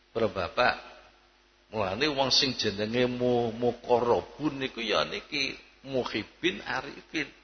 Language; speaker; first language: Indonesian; native; Indonesian